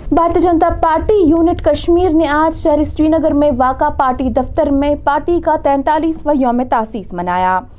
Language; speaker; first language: Urdu; non-native, local second language; Kashmiri